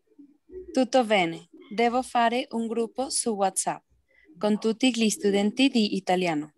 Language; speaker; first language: Italian; non-native, learner; Spanish